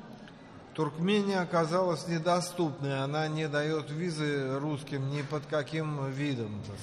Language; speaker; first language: Russian; native; Russian